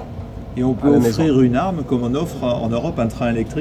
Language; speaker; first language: French; native; French